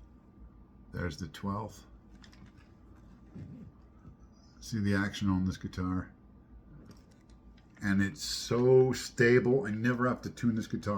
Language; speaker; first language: English; native; English